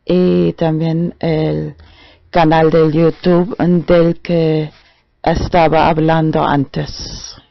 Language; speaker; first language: Spanish; non-native, fluent; German